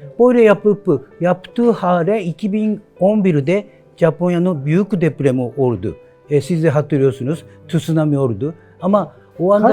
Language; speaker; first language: Turkish; non-native, learner; Japanese